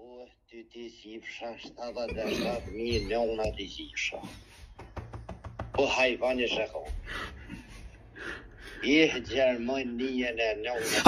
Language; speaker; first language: German; non-native, learner; Albanian